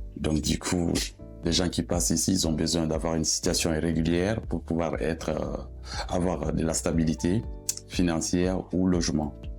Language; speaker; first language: French; non-native, local second language; Bambara